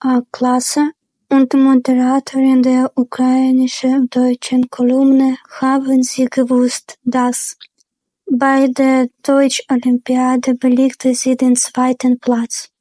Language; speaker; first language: German; non-native, fluent; Ukrainian